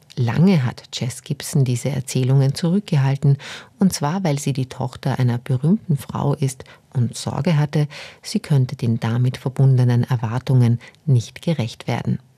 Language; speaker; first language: German; native; German